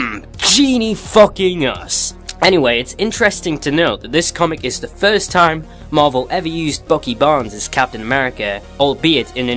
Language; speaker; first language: English; native; English